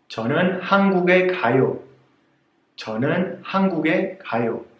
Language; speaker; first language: Korean; non-native, fluent; Spanish